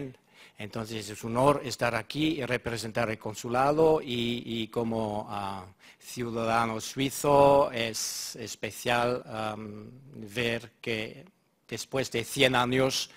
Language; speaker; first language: Spanish; non-native, fluent; German